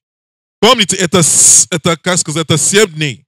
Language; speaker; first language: Russian; non-native, learner; English